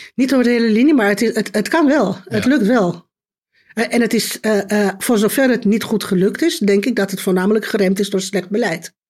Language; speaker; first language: Dutch; non-native, fluent; Romanian